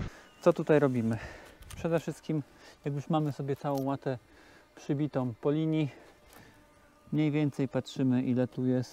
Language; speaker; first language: Polish; native; Polish